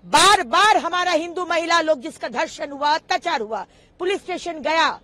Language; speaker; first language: Hindi; non-native, local second language; Bangla